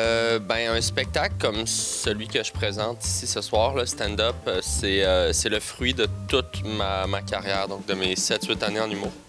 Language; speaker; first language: French; native; French